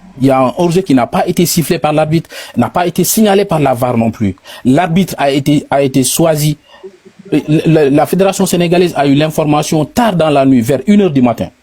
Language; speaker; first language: French; non-native, local second language; Wolof